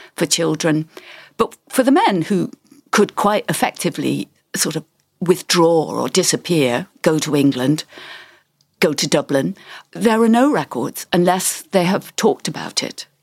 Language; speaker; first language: English; native; English